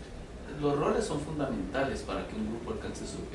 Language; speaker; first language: Spanish; native; Spanish